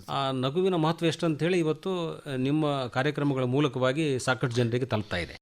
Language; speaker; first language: Kannada; native; Kannada